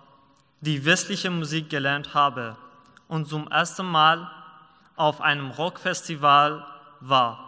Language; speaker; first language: German; non-native, learner; Persian